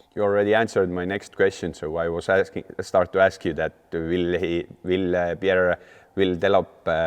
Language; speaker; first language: English; non-native, fluent; Estonian